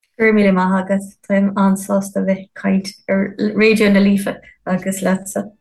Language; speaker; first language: Irish; non-native, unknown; Ukrainian